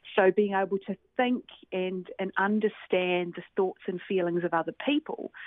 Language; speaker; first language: English; native; English